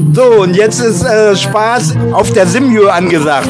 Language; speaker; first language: German; native; German